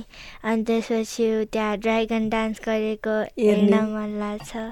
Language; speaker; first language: Nepali; early bilingual, other home language; Chinese